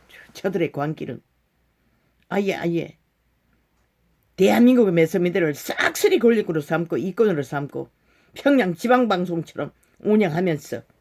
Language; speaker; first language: Korean; native; Korean